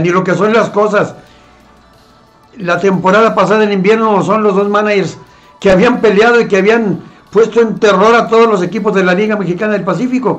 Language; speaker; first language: Spanish; native; Spanish